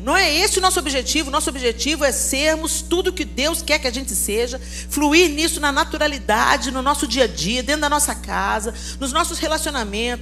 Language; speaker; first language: Portuguese; native; Portuguese